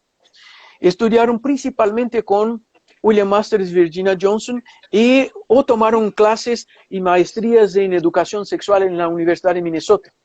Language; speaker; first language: Spanish; non-native, fluent; Portuguese